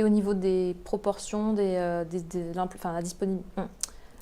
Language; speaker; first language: French; native; French